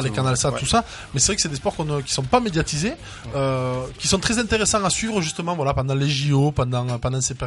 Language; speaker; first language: French; native; French